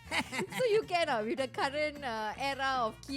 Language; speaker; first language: English; native; English